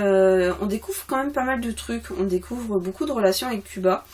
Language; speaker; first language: French; native; French